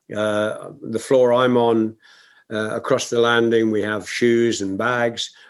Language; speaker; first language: English; native; English